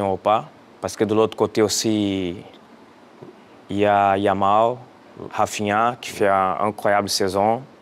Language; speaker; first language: French; non-native, fluent; Portuguese